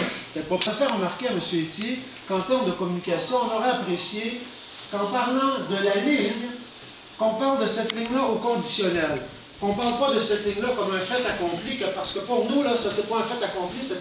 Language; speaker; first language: French; native; French